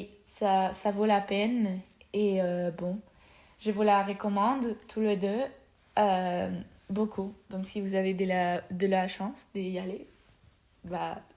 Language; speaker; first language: French; non-native, learner; Spanish